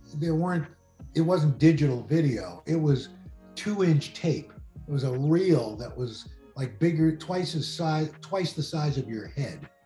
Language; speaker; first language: English; native; English